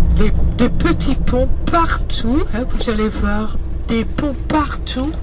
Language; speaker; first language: French; early bilingual, heritage; Dutch